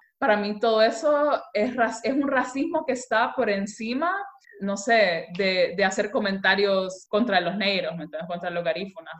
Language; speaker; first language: Spanish; native; Spanish